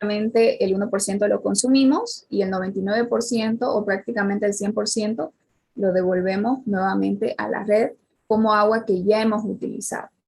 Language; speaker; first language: Spanish; native; Spanish